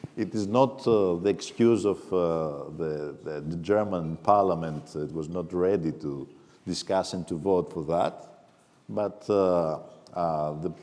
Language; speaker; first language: English; non-native, fluent; Greek